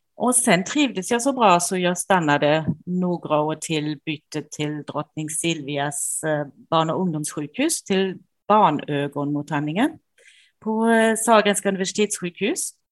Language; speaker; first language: Swedish; non-native, fluent; German